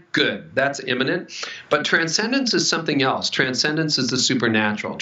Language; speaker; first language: English; native; English